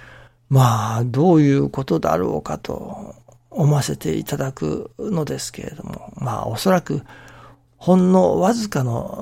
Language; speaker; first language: Japanese; native; Japanese